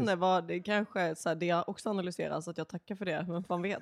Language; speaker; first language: Swedish; native; Swedish